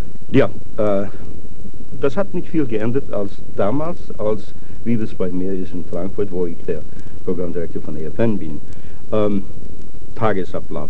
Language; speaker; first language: German; non-native, fluent; English